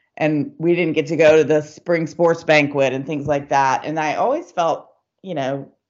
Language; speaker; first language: English; native; English